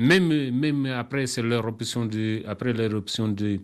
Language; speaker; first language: French; non-native, learner; Kabuverdianu